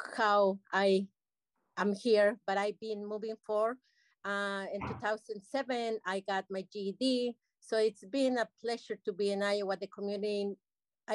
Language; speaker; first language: English; non-native, learner; Spanish